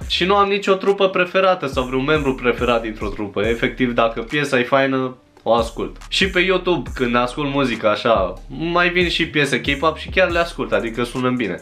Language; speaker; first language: Romanian; early bilingual, other home language; Chinese